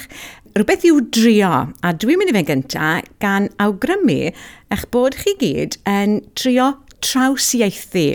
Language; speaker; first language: Welsh; native; Welsh